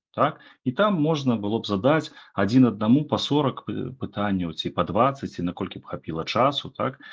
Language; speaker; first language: Belarusian; non-native, local second language; Russian